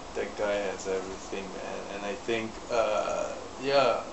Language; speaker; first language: English; non-native, local second language; Chinese